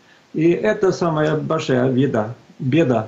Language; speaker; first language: Russian; non-native, fluent; Swedish